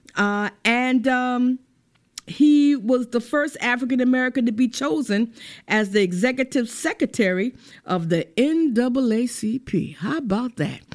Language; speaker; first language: English; native; English